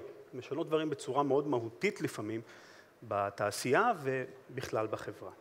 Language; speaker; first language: Hebrew; native; Hebrew